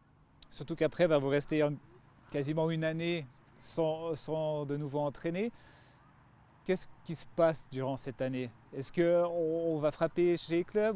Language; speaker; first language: French; native; French